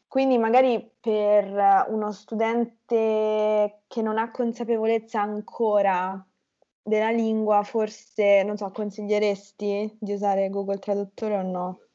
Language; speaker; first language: Italian; native; Italian